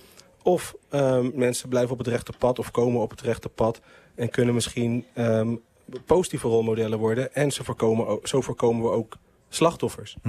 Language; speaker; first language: Dutch; native; Dutch